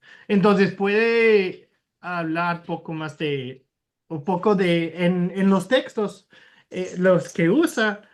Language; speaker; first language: Spanish; non-native, learner; English